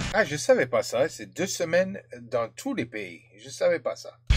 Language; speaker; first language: French; non-native, learner; English